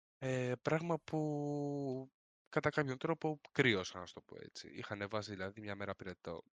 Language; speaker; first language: Greek; native; Greek